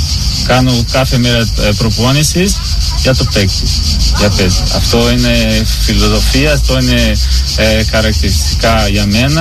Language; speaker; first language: Greek; non-native, learner; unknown